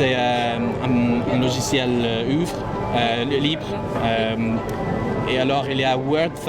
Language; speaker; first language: French; non-native, fluent; English